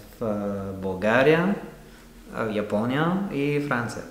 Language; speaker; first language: Bulgarian; non-native, learner; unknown